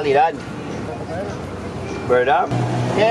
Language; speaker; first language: Spanish; non-native, learner; English